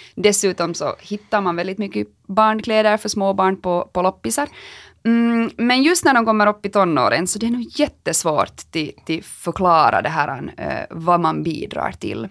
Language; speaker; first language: Swedish; native; Swedish